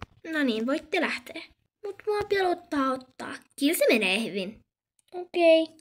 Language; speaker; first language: Finnish; native; Finnish